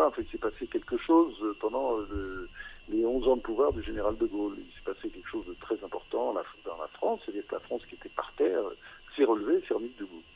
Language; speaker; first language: French; native; French